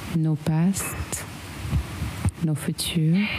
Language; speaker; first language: English; non-native, fluent; French